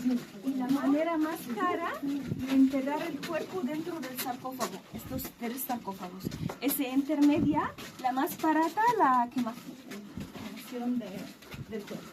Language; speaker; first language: Spanish; non-native, fluent; Arabic